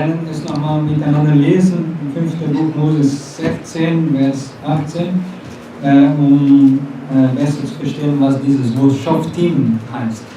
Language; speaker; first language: German; non-native, fluent; Portuguese